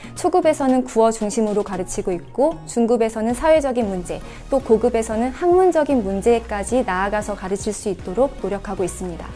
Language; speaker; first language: Korean; native; Korean